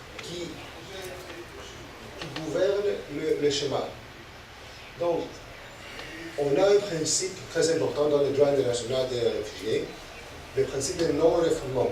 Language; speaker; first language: French; non-native, fluent; Greek